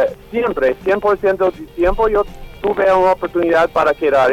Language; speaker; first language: Spanish; non-native, learner; English